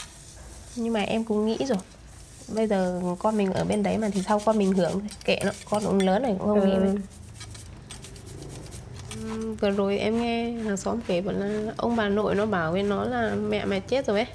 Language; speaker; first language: Vietnamese; native; Vietnamese